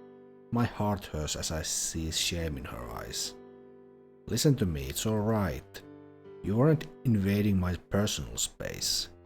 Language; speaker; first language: English; non-native, fluent; Finnish